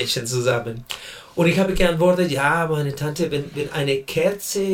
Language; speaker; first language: German; non-native, learner; Spanish